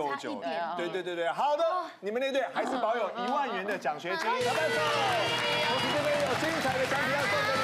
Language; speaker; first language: Chinese; native; Chinese